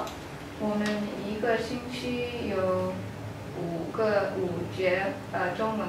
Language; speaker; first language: Chinese; non-native, learner; English